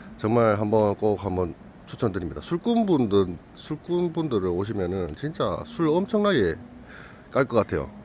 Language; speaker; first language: Korean; native; Korean